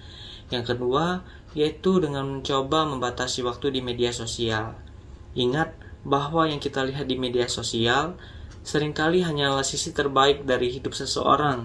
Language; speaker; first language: Indonesian; native; Indonesian